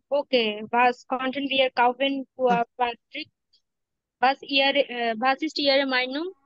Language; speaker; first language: German; non-native, learner; Bangla